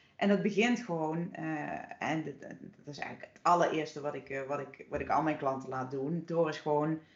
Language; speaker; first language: Dutch; native; Dutch